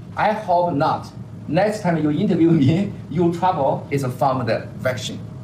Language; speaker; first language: English; non-native, learner; Chinese